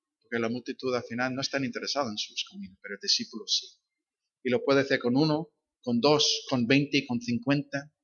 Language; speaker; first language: Spanish; non-native, fluent; English